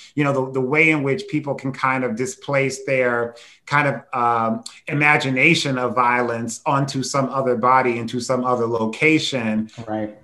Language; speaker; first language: English; native; English